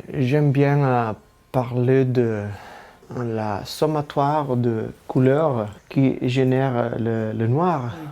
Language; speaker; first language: French; non-native, learner; Italian